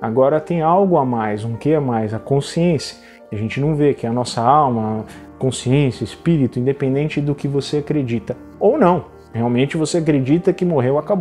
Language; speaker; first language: Portuguese; native; Portuguese